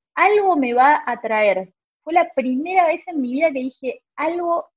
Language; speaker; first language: Spanish; native; Spanish